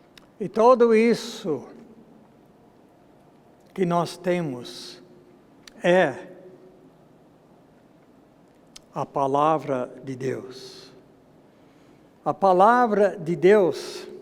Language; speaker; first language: Portuguese; non-native, fluent; English